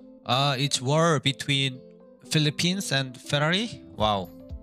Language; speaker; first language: English; non-native, fluent; Korean